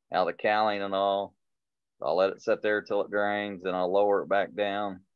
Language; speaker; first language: English; native; English